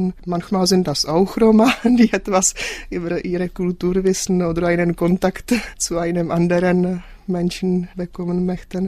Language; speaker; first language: German; non-native, fluent; Czech